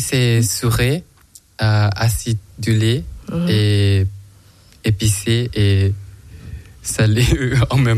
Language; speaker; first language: French; non-native, learner; Thai